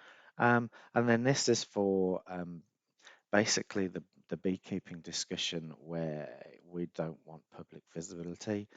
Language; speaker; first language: English; native; English